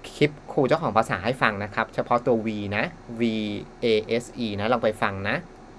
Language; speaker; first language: Thai; native; Thai